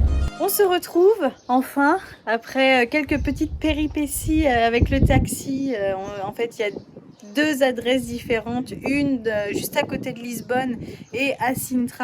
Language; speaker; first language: French; native; French